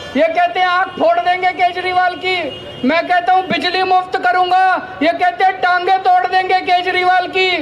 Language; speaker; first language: Hindi; native; Hindi